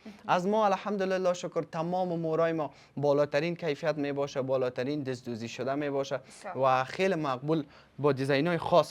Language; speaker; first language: Persian; native; Persian